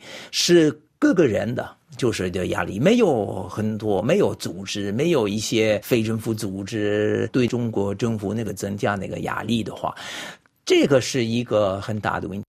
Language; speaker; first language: Chinese; non-native, fluent; French